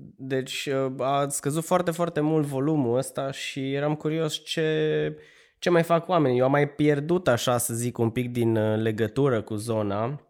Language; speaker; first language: Romanian; native; Romanian